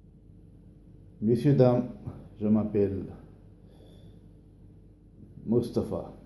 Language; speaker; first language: French; non-native, learner; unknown